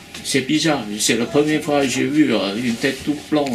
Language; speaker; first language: French; non-native, fluent; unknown